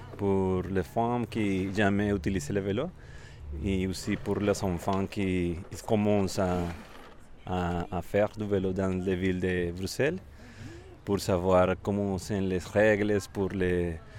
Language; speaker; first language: French; non-native, learner; Spanish